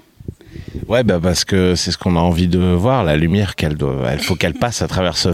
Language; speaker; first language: French; native; French